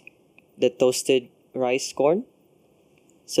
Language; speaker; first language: English; non-native, local second language; Cebuano